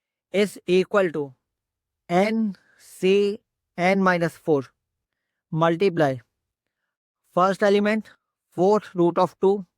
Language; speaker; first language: English; non-native, local second language; Hindi